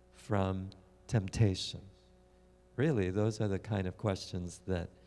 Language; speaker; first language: English; native; English